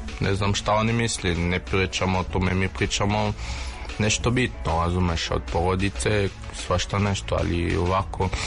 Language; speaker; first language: Serbian; non-native, learner; French